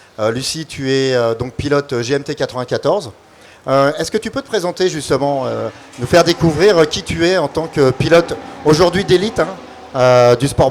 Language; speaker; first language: French; native; French